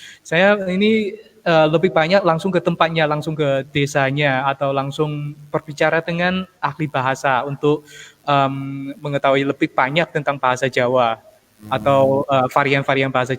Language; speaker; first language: Indonesian; non-native, fluent; Armenian